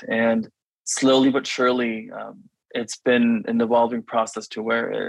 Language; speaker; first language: English; native; English